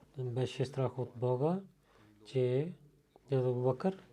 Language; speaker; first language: Bulgarian; non-native, learner; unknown